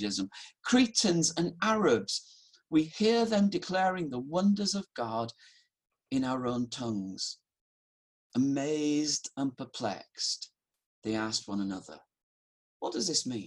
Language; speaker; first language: English; native; English